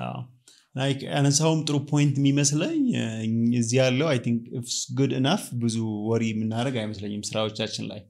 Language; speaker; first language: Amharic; native; Amharic